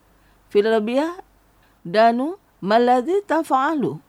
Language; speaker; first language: Arabic; non-native, fluent; Indonesian